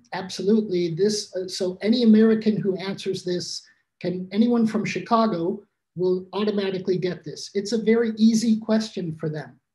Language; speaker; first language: English; native; English